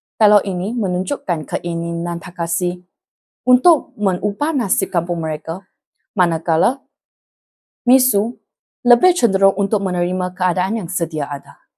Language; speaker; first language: Malay; non-native, local second language; Chinese